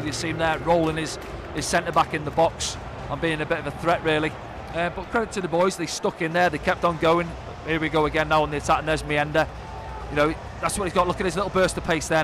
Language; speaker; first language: English; native; English